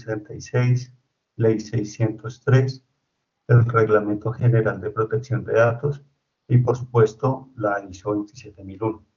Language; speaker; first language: Spanish; native; Spanish